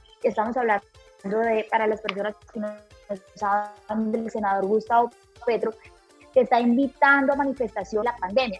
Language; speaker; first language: Spanish; native; Spanish